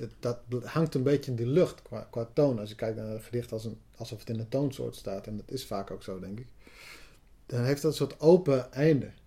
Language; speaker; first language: Dutch; non-native, local second language; Western Frisian